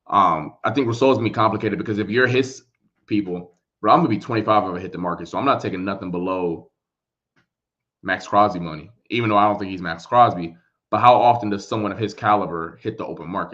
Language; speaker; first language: English; native; English